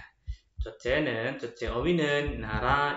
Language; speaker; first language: Korean; non-native, fluent; Indonesian